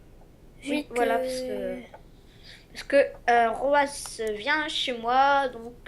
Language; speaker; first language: French; native; French